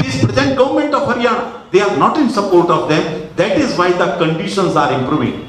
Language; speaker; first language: English; non-native, local second language; Hindi